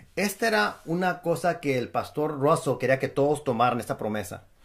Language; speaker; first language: Spanish; native; Spanish